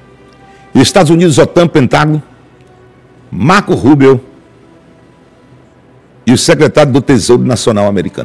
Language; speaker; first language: Portuguese; native; Portuguese